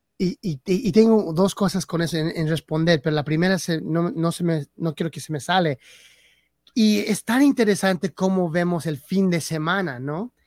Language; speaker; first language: Spanish; early bilingual, heritage; Spanish